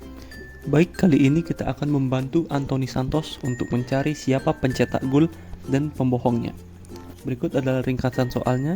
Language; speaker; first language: Indonesian; native; Indonesian